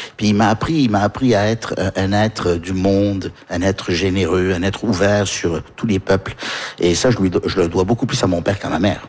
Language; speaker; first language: French; early bilingual, heritage; French